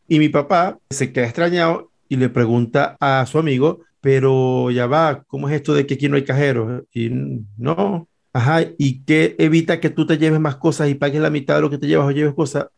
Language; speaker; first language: Spanish; native; Spanish